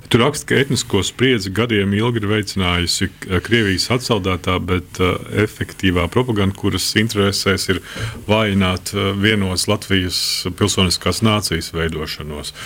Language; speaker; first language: Latvian; native; Latvian